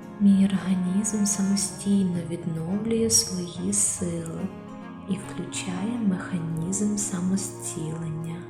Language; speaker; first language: Ukrainian; native; Ukrainian